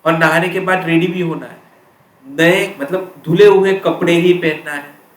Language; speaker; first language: Hindi; non-native, local second language; Marathi